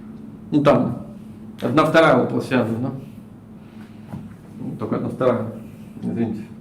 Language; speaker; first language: Russian; native; Russian